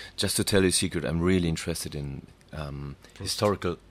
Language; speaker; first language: English; non-native, fluent; German